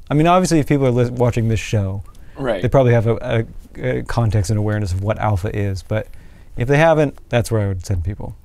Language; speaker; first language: English; native; English